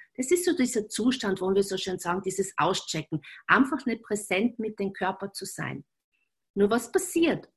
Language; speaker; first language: German; native; German